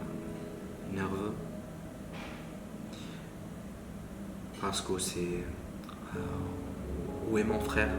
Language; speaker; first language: French; non-native, learner; Arabic